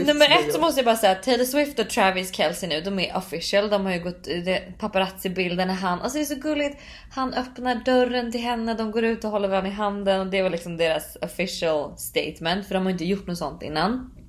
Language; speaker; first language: Swedish; native; Swedish